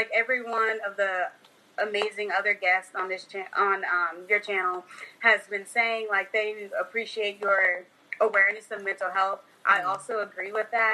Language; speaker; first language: English; native; English